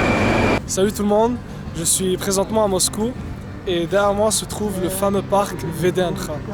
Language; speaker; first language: French; non-native, local second language; Arabic